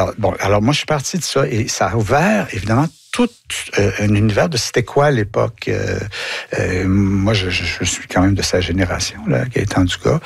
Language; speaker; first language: French; native; French